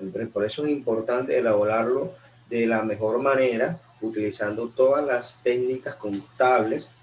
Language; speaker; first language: Spanish; native; Spanish